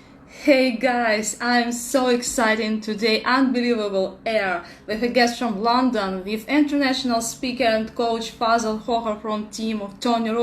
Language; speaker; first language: English; non-native, learner; Russian